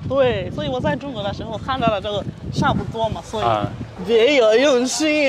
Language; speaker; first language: Chinese; non-native, fluent; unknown